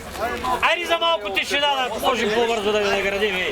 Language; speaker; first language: Bulgarian; native; Bulgarian